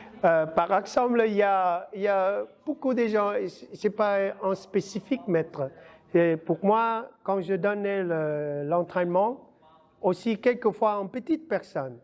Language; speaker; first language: French; non-native, learner; Vietnamese